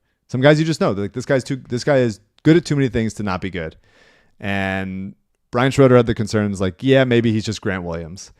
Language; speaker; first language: English; native; English